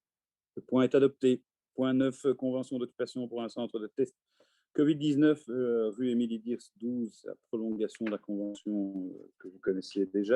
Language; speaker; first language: French; native; French